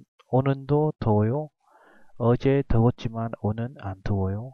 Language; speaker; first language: Korean; non-native, learner; Vietnamese